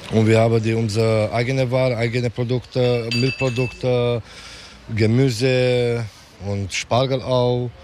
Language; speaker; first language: German; non-native, learner; Romanian